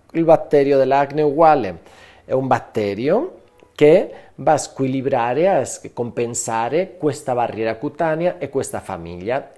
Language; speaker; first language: Italian; non-native, fluent; Spanish